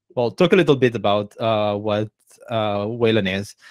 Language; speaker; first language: English; non-native, fluent; Catalan